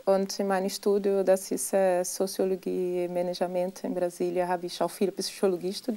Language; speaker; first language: German; non-native, fluent; Portuguese